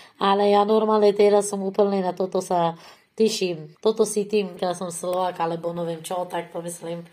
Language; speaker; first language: Slovak; non-native, learner; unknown